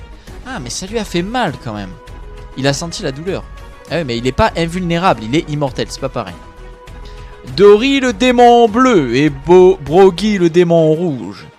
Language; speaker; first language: French; native; French